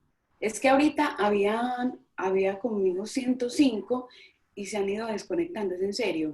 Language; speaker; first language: Spanish; native; Spanish